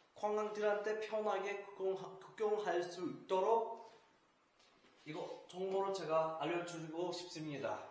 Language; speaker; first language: Korean; non-native, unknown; Uzbek